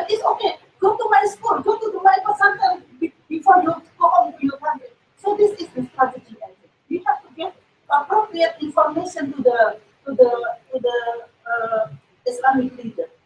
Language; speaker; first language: English; non-native, learner; Indonesian